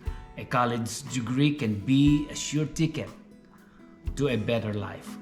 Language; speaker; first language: English; non-native, local second language; Filipino